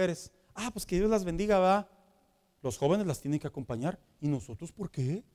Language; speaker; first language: Spanish; native; Spanish